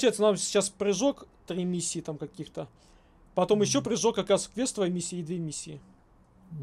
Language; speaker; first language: Russian; native; Russian